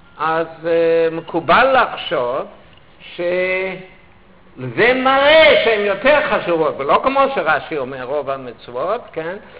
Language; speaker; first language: Hebrew; non-native, fluent; German